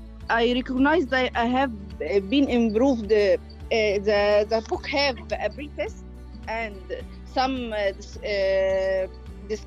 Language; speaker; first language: English; non-native, learner; Arabic